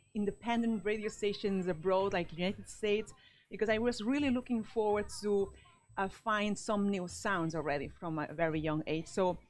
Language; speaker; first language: English; non-native, fluent; Spanish